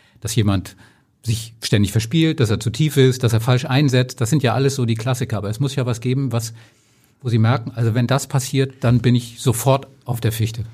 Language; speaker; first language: German; native; German